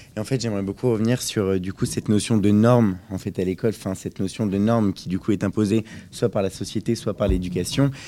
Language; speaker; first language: French; native; French